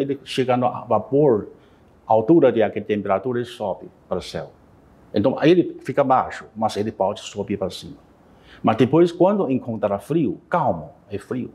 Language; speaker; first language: Portuguese; non-native, learner; Chinese